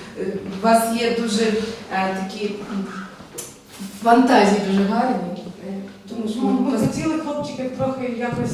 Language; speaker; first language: Ukrainian; non-native, local second language; Russian